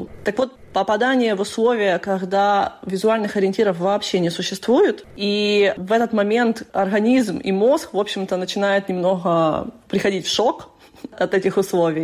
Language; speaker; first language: Russian; native; Russian